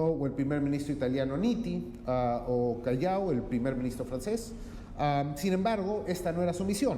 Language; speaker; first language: Spanish; native; Spanish